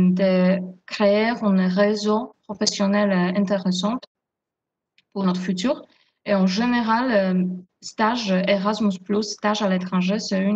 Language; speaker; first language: French; non-native, fluent; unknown